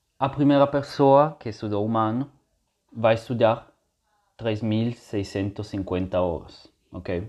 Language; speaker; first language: Portuguese; non-native, fluent; Italian